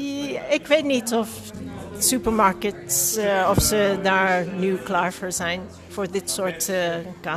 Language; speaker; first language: Dutch; non-native, fluent; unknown